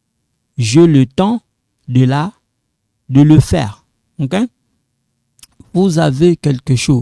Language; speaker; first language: French; non-native, local second language; Lingala